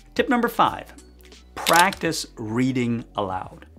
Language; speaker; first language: English; non-native, fluent; Chinese